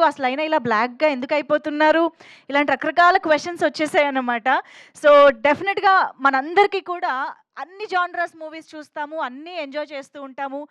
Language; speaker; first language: Telugu; native; Telugu